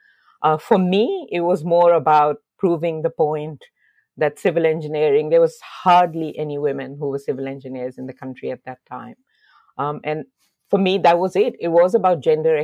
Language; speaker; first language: English; non-native, local second language; Urdu